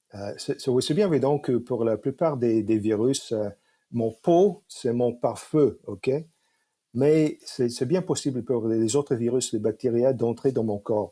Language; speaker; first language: French; non-native, fluent; English